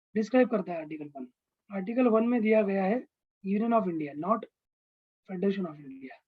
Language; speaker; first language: Hindi; non-native, local second language; Marathi